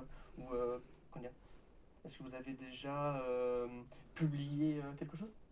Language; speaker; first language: French; native; French